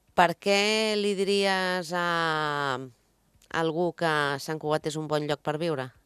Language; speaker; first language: Catalan; native; Catalan